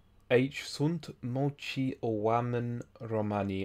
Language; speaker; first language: Romanian; non-native, learner; English